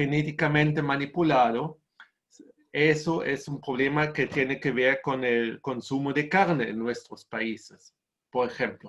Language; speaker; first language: Spanish; non-native, fluent; German